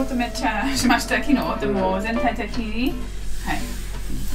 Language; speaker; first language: Japanese; non-native, learner; English